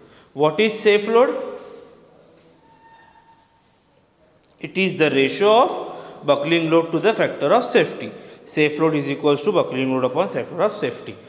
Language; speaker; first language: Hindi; non-native, local second language; Marathi